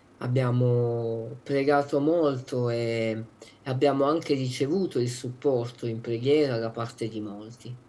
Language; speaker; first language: Italian; native; Italian